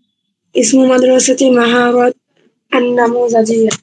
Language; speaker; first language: Arabic; non-native, learner; Bangla